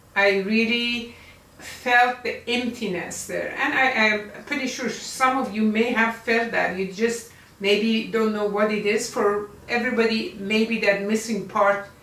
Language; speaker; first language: English; non-native, fluent; Persian